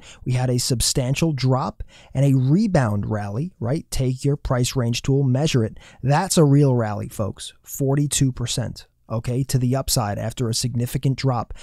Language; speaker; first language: English; native; English